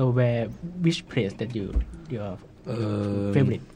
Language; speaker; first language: English; non-native, learner; Japanese